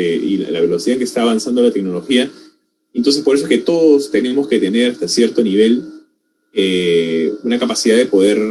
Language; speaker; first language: Spanish; native; Spanish